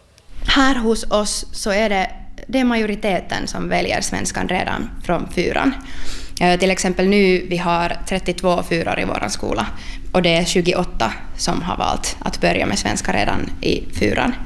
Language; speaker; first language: Swedish; non-native, local second language; Finnish